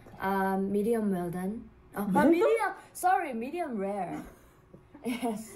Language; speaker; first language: English; non-native, learner; Korean